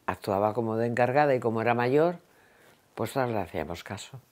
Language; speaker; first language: Spanish; native; Spanish